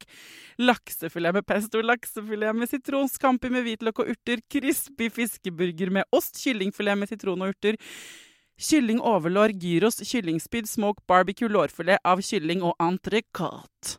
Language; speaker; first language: Norwegian; native; Norwegian